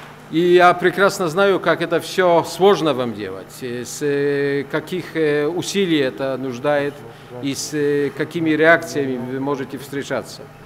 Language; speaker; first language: Russian; non-native, fluent; Polish